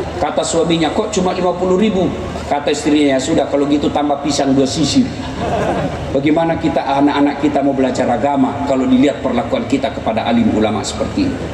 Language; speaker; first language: Indonesian; non-native, local second language; Buginese